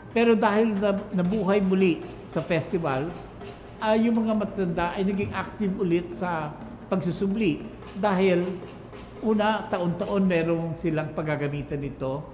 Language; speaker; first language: Filipino; native; Filipino